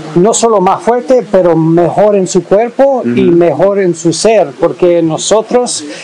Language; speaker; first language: Spanish; non-native, fluent; English